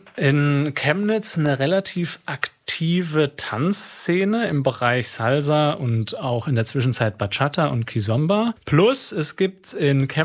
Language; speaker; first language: German; native; German